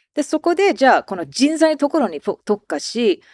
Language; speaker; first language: Japanese; non-native, fluent; English